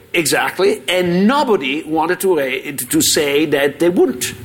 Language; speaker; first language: English; non-native, fluent; Italian